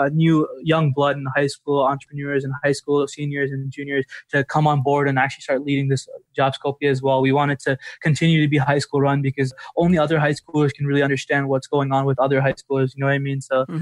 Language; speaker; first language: English; native; English